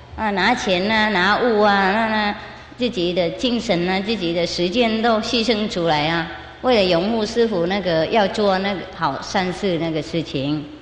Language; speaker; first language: Chinese; non-native, fluent; Vietnamese